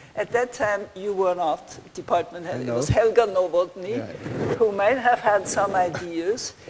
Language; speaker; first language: English; non-native, fluent; German